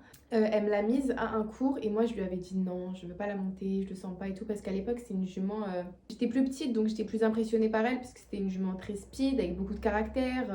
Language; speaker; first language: French; native; French